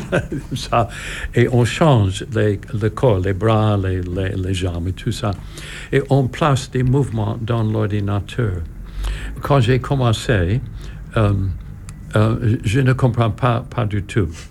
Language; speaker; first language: French; non-native, learner; English